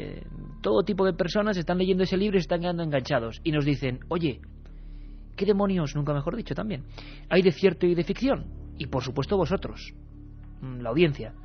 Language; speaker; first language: Spanish; native; Spanish